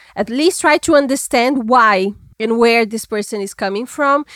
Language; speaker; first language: English; non-native, fluent; Portuguese